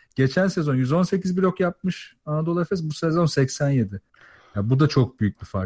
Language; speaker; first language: Turkish; native; Turkish